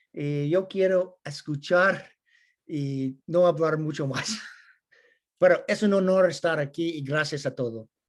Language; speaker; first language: Spanish; non-native, learner; English